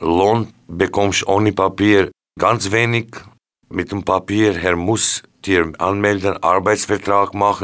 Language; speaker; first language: German; non-native, learner; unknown